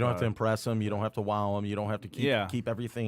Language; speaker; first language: English; native; English